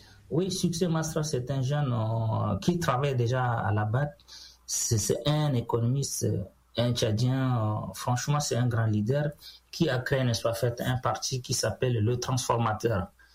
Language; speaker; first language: French; non-native, local second language; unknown